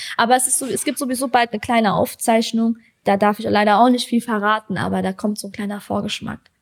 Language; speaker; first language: German; early bilingual, other home language; Persian